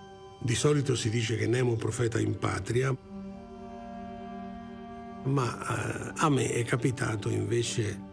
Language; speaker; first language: Italian; native; Italian